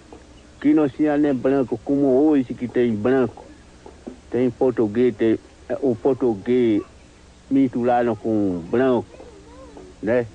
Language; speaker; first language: Portuguese; non-native, local second language; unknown